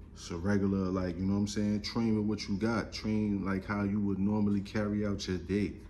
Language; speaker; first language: English; native; English